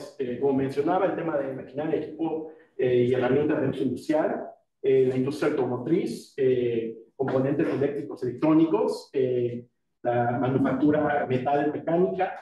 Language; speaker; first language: Spanish; native; Spanish